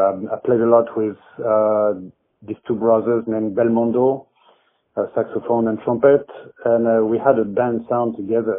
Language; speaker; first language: English; non-native, fluent; French